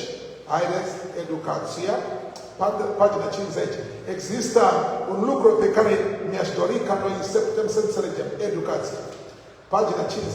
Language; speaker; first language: Romanian; non-native, learner; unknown